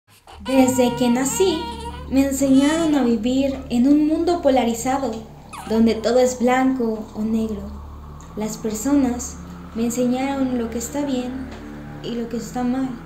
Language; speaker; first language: Spanish; native; Spanish